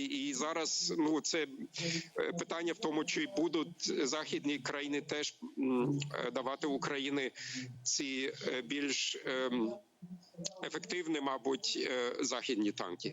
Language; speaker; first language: Ukrainian; non-native, learner; German